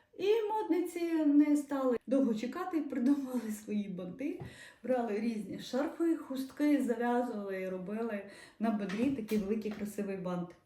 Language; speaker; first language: Ukrainian; non-native, local second language; Russian